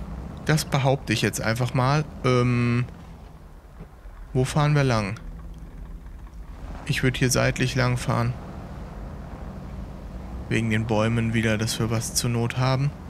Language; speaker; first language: German; native; German